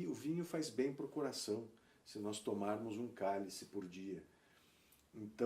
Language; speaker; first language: Portuguese; native; Portuguese